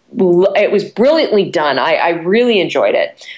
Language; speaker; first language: English; native; English